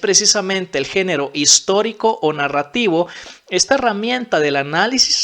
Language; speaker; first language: Spanish; native; Spanish